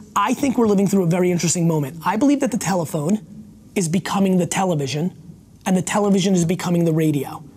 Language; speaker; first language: English; early bilingual, other home language; Russian